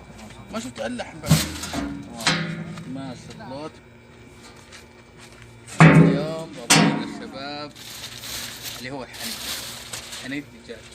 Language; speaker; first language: Arabic; native; Arabic